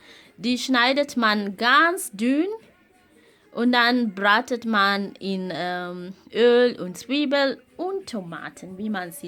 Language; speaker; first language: German; non-native, fluent; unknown